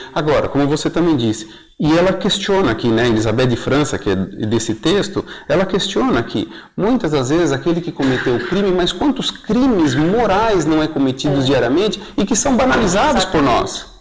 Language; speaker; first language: Portuguese; native; Portuguese